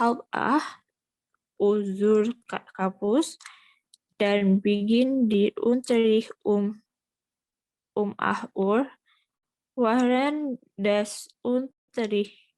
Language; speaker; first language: German; non-native, learner; Indonesian